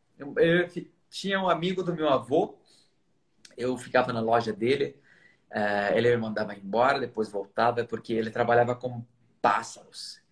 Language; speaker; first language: Portuguese; non-native, fluent; Arabic